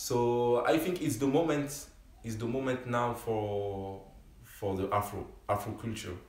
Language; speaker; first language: English; non-native, learner; French